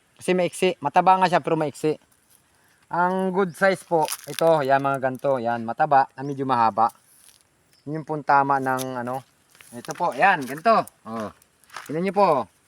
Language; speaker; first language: Filipino; non-native, local second language; Iloko